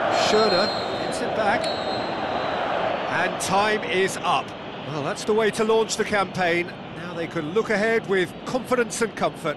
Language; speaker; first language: English; native; English